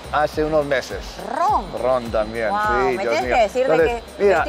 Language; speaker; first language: Spanish; non-native, fluent; English